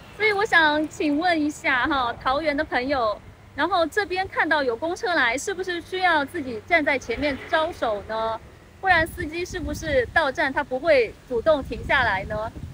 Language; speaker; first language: Chinese; native; Chinese